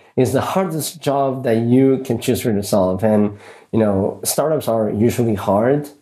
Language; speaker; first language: English; early bilingual, other home language; Spanish